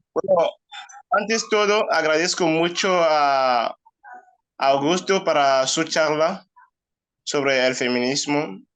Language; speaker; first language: Spanish; non-native, fluent; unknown